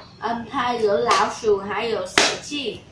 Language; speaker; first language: Chinese; non-native, learner; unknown